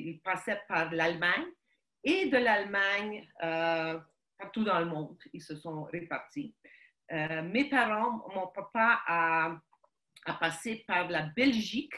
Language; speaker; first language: French; early bilingual, other home language; Ukrainian